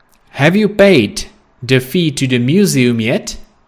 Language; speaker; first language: English; non-native, fluent; Czech